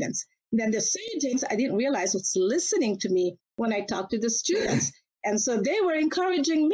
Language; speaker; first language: English; non-native, local second language; Filipino